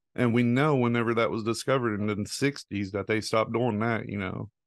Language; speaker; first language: English; native; English